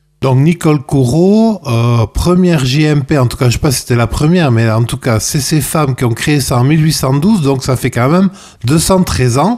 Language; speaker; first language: French; native; French